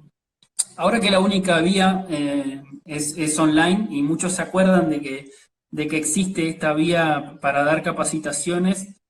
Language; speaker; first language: Spanish; native; Spanish